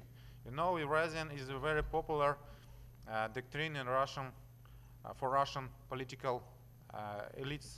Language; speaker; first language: English; non-native, learner; Russian